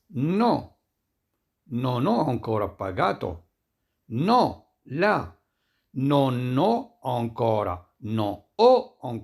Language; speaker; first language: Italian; non-native, fluent; Arabic